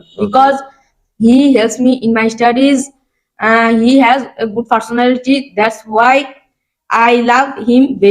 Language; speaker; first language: English; non-native, learner; Bangla